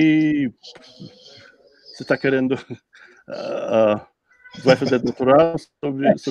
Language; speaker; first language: Portuguese; non-native, fluent; English